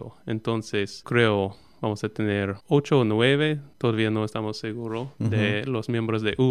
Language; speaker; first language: Spanish; non-native, fluent; English